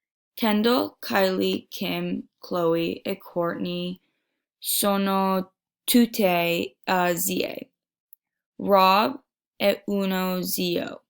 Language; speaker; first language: Italian; non-native, learner; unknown